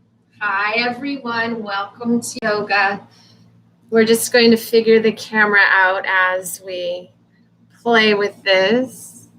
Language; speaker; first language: English; native; English